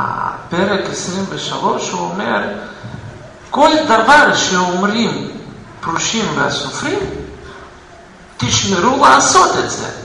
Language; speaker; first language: Hebrew; non-native, fluent; Russian